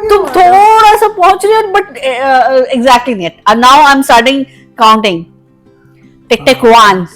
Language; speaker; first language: Hindi; native; Hindi